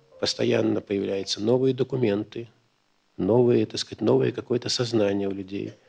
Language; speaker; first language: Russian; native; Russian